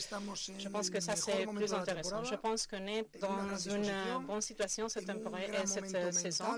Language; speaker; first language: French; non-native, fluent; Spanish